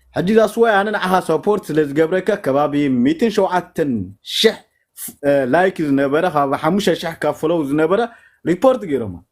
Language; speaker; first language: Tigrinya; native; Tigrinya